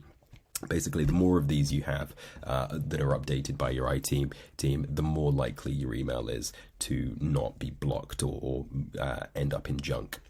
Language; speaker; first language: English; native; English